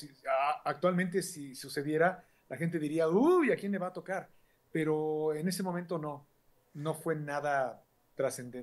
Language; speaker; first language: Spanish; native; Spanish